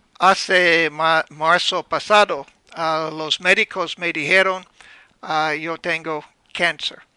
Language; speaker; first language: Spanish; non-native, learner; English